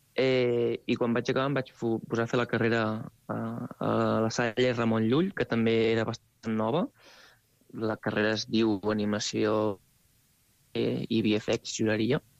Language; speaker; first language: Catalan; native; Catalan